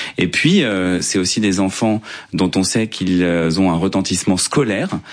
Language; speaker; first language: French; native; French